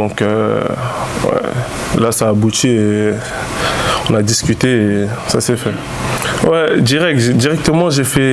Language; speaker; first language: French; native; French